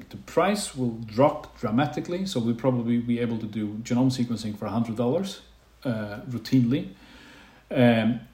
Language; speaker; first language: English; non-native, fluent; Faroese